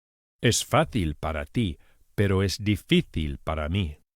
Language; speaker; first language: Spanish; non-native, fluent; English